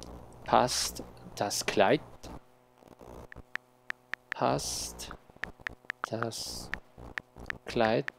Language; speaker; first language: German; non-native, learner; Spanish